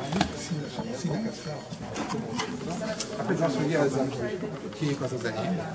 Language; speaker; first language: Hungarian; native; Hungarian